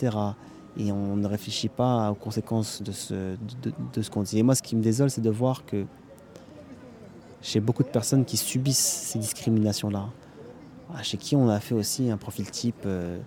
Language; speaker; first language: French; native; French